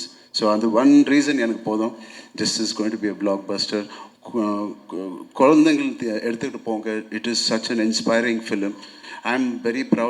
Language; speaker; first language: Tamil; non-native, local second language; Telugu